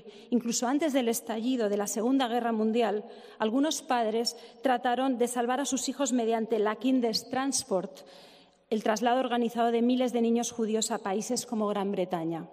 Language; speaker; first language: Spanish; native; Spanish